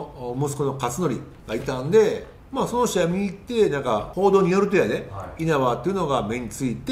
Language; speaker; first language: Japanese; native; Japanese